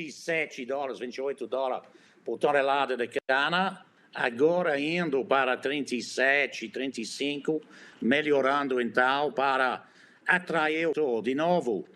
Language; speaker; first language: Portuguese; non-native, fluent; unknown